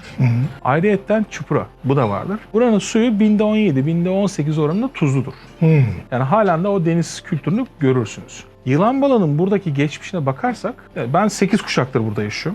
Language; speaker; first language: Turkish; native; Turkish